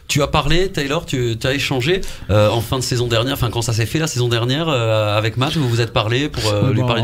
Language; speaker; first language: French; native; French